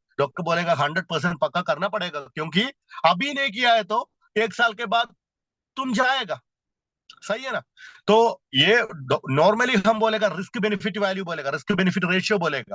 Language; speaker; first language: Hindi; non-native, local second language; Malayalam